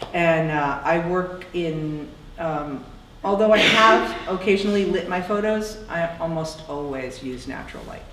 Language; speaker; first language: English; native; English